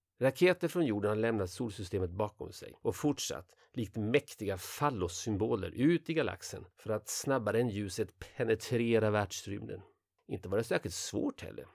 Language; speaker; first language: Swedish; native; Swedish